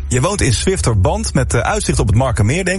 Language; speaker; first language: Dutch; native; Dutch